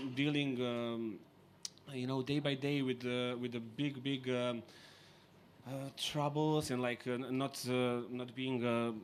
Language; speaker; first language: English; non-native, fluent; Serbian